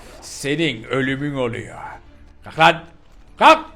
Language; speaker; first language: Turkish; native; Turkish